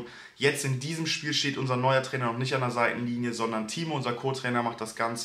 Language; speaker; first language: German; native; German